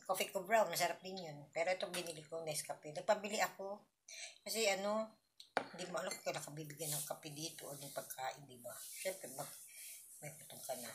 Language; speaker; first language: Filipino; native; Filipino